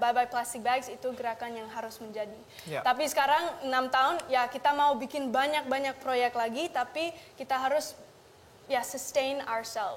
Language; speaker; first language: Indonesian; non-native, local second language; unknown